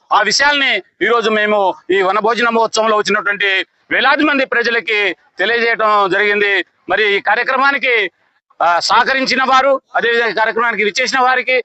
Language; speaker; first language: Telugu; non-native, local second language; Lambadi